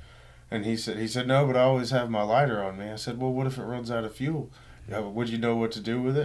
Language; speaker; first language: English; native; English